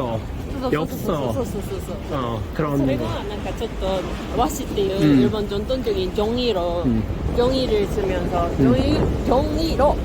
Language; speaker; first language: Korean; non-native, fluent; Japanese